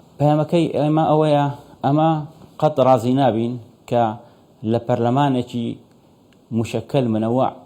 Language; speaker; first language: Central Kurdish; non-native, local second language; Syriac